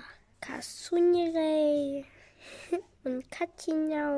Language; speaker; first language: Latvian; early bilingual, heritage; Latvian